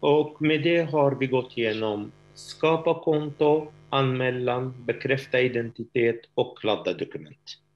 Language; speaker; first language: Swedish; non-native, fluent; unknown